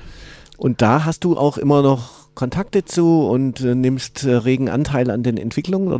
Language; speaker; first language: German; native; German